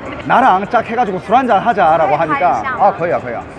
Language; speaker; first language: Korean; native; Korean